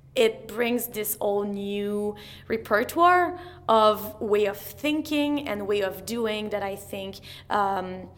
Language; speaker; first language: English; non-native, fluent; French